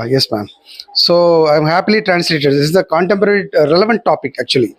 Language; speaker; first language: English; non-native, local second language; Tamil